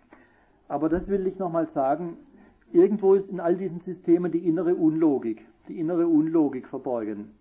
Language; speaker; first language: German; native; German